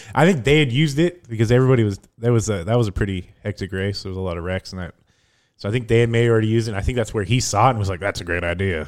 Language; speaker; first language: English; native; English